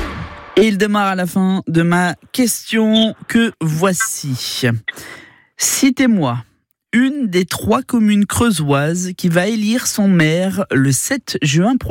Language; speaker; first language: French; native; French